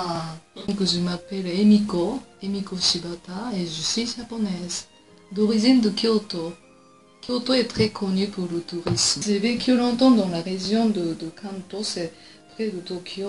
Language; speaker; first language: French; non-native, fluent; Japanese